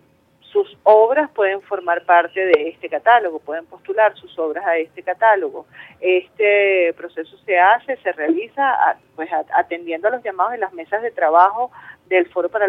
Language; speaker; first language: Spanish; native; Spanish